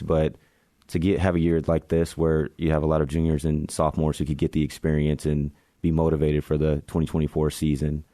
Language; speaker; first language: English; native; English